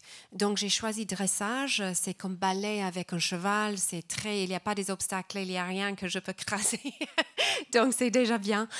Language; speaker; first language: French; non-native, fluent; English